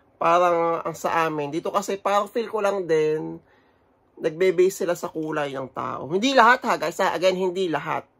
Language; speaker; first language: Filipino; native; Filipino